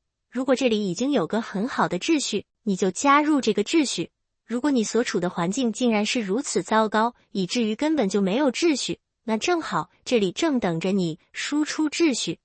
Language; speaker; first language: Chinese; native; Chinese